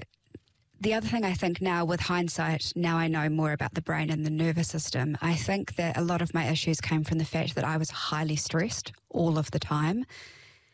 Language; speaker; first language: English; native; English